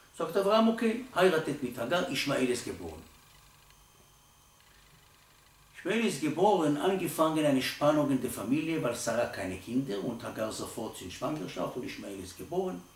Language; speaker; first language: German; non-native, learner; Hebrew